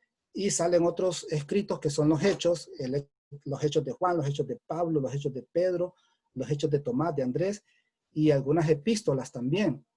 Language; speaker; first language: Spanish; native; Spanish